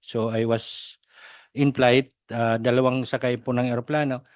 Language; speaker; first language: Filipino; native; Filipino